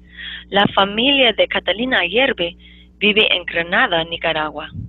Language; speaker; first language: Spanish; non-native, fluent; English